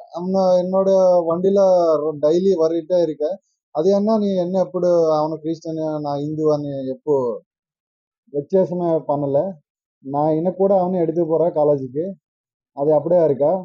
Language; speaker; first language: Tamil; non-native, learner; Telugu